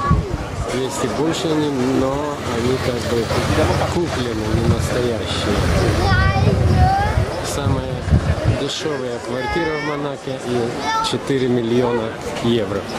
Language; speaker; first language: Russian; non-native, fluent; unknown